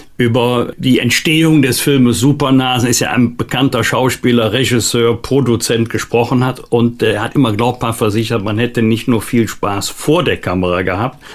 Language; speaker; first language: German; native; German